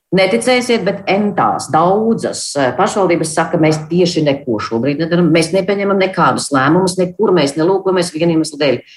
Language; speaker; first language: Latvian; native; Latvian